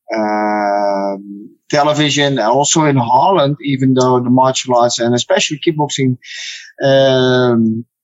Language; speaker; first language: English; non-native, fluent; Dutch